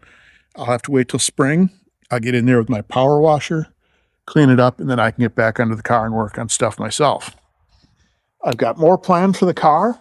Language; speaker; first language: English; native; English